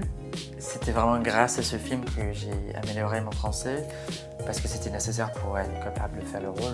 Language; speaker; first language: French; non-native, fluent; English